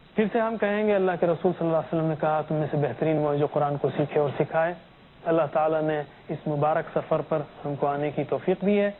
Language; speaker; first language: Urdu; native; Urdu